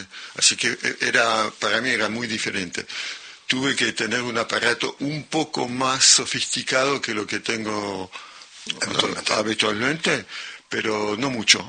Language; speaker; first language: Spanish; non-native, local second language; French